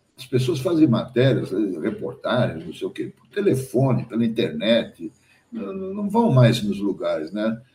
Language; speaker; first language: Portuguese; early bilingual, other home language; German